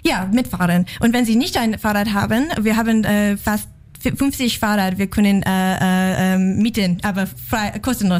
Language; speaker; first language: German; non-native, learner; English